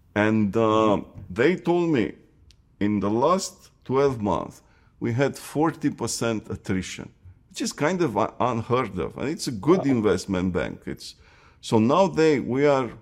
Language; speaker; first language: English; non-native, fluent; Romanian